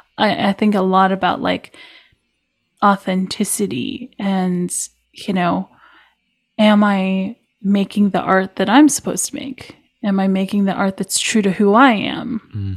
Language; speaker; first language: English; native; English